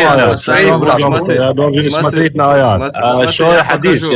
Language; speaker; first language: Russian; non-native, learner; Arabic